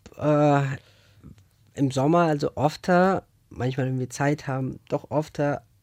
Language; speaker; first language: German; non-native, fluent; Persian